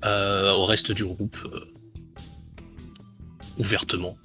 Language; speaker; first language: French; native; French